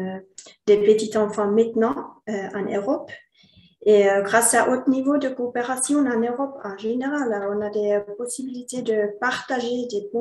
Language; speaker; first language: French; non-native, learner; Finnish